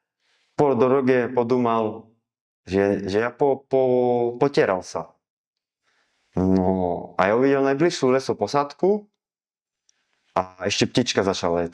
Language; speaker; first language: Russian; non-native, learner; Slovak